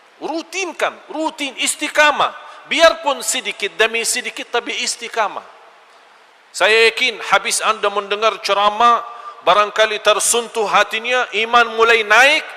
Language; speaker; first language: Malay; non-native, fluent; Arabic